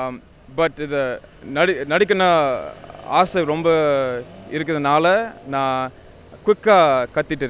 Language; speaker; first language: Tamil; non-native, learner; English